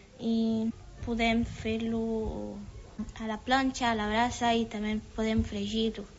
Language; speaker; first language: Catalan; early bilingual, other home language; Portuguese